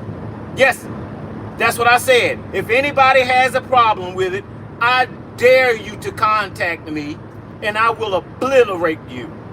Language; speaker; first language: English; native; English